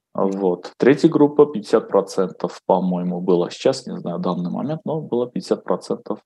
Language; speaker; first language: Russian; non-native, local second language; Armenian